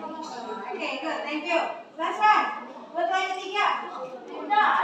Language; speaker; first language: English; non-native, learner; Indonesian